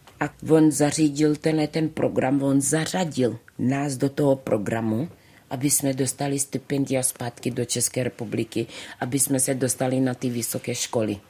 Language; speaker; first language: Czech; early bilingual, other home language; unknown